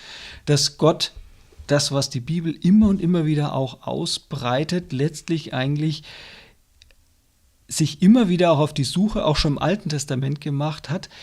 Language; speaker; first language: German; native; German